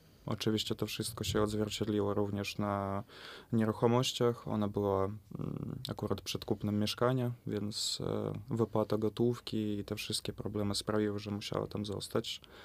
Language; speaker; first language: Polish; non-native, fluent; Russian